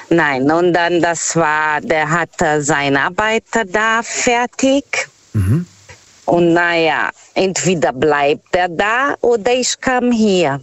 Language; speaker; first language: German; non-native, fluent; Portuguese